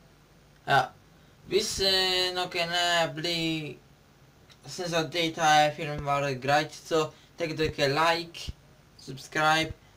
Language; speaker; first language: Norwegian; non-native, learner; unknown